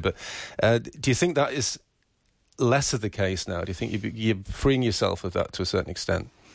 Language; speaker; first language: English; native; English